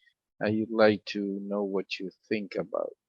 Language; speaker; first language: English; non-native, fluent; Spanish